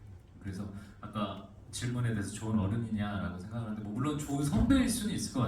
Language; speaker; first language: Korean; native; Korean